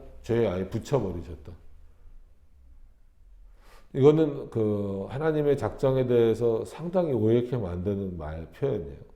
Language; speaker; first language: Korean; native; Korean